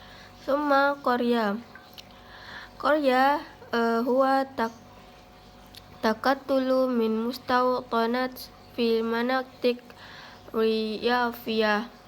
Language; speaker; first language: Arabic; non-native, learner; Indonesian